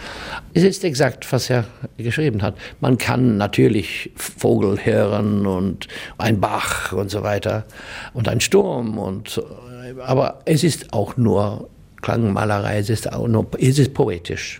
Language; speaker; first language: German; non-native, learner; English